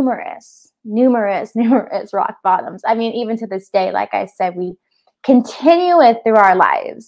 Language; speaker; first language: English; native; English